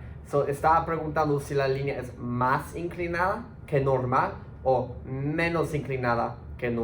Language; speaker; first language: Spanish; early bilingual, heritage; Spanish